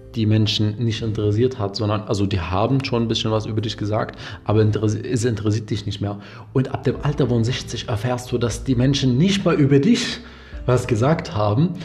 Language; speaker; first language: German; non-native, fluent; Arabic